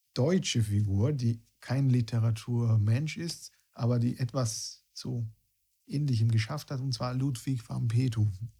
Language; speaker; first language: German; non-native, fluent; Italian